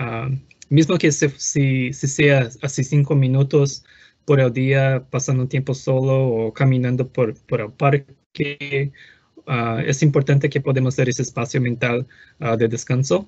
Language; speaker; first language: Spanish; non-native, fluent; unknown